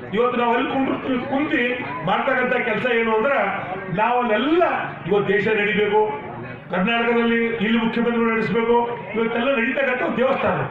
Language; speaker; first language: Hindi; non-native, local second language; Kannada